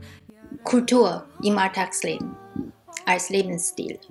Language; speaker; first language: German; non-native, fluent; Chinese